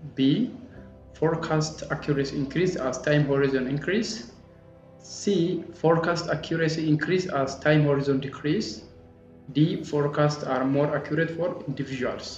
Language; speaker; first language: English; non-native, local second language; Amharic